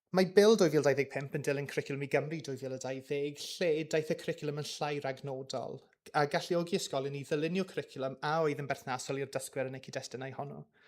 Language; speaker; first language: Welsh; non-native, local second language; English